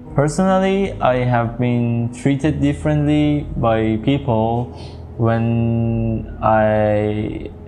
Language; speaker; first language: English; non-native, fluent; Persian